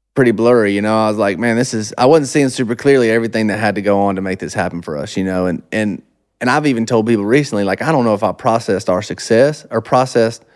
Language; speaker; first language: English; native; English